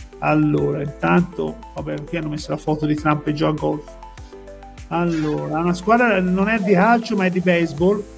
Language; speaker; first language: Italian; native; Italian